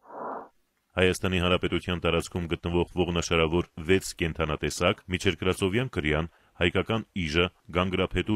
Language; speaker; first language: Armenian; native; Armenian